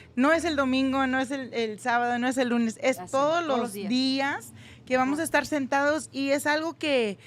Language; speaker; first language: Spanish; early bilingual, heritage; Spanish